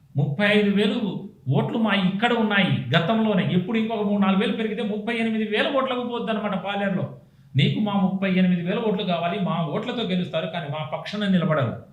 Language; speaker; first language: Telugu; non-native, local second language; Lambadi